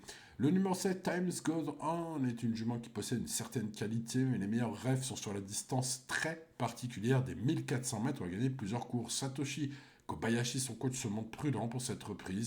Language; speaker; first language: French; native; French